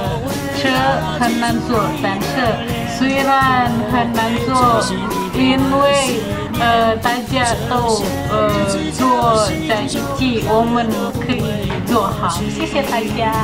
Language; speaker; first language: Chinese; non-native, learner; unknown